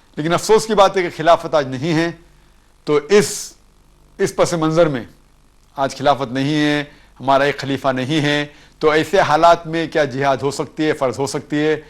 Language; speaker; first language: Urdu; non-native, local second language; Konkani